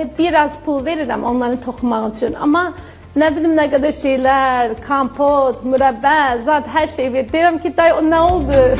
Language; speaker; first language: Azerbaijani; non-native, fluent; English